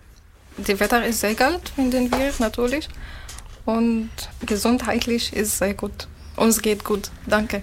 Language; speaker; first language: German; non-native, learner; Arabic